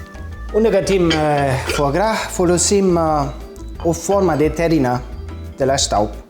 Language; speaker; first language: Romanian; non-native, fluent; German